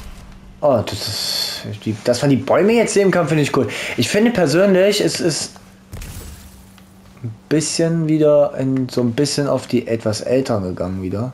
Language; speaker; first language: German; native; German